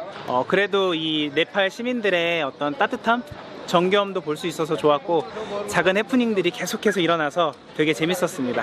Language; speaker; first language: Korean; native; Korean